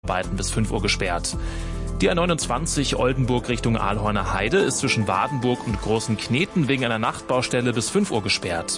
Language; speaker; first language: German; native; German